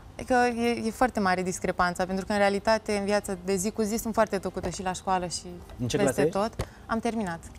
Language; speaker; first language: Romanian; native; Romanian